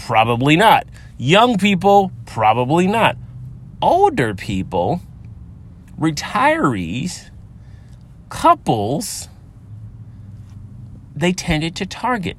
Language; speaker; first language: English; native; English